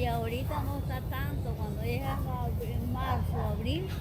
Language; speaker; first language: Spanish; native; Spanish